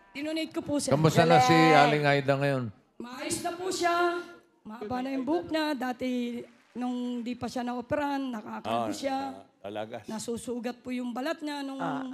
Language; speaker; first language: Filipino; native; Filipino